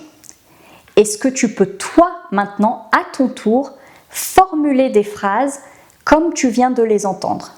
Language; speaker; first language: French; native; French